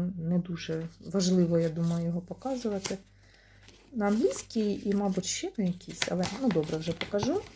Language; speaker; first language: Ukrainian; non-native, local second language; Russian